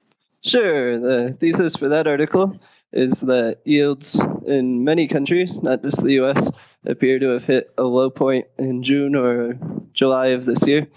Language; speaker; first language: English; native; English